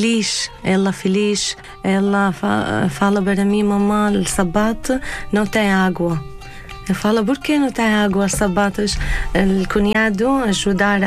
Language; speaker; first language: Portuguese; non-native, learner; Arabic